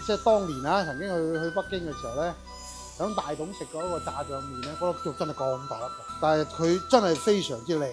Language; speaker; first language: Cantonese; native; Cantonese